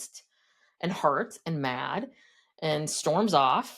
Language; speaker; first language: English; native; English